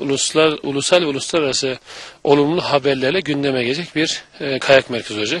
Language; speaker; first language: Turkish; native; Turkish